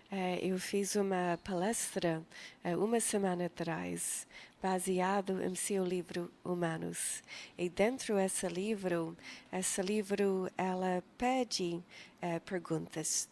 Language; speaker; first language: Portuguese; non-native, fluent; English